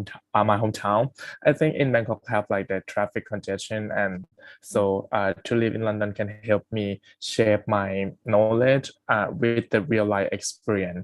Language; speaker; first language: English; non-native, fluent; Thai